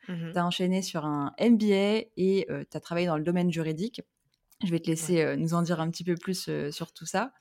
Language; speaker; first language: French; native; French